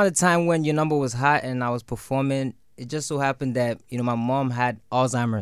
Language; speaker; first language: English; non-native, local second language; Yoruba